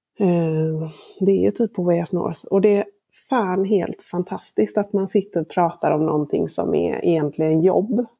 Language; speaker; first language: Swedish; native; Swedish